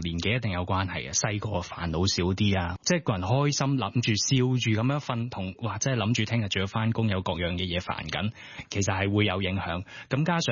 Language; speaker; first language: Cantonese; native; Cantonese